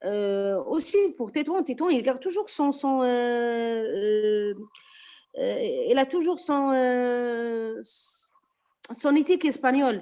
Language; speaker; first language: French; non-native, local second language; Arabic